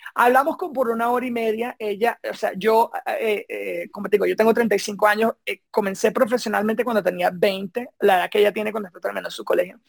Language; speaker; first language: Spanish; native; Spanish